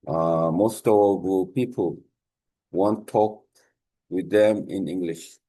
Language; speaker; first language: English; non-native, learner; Korean